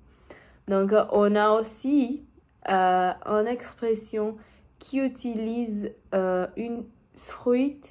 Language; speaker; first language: French; non-native, learner; Portuguese